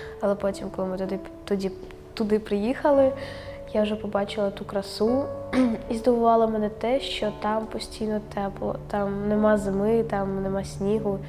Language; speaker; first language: Ukrainian; native; Ukrainian